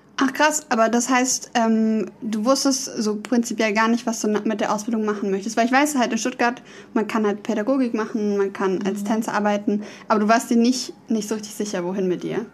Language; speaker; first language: German; native; German